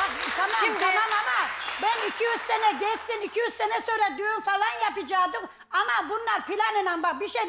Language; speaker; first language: Turkish; native; Turkish